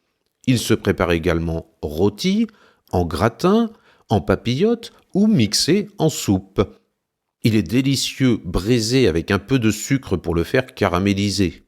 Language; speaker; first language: French; native; French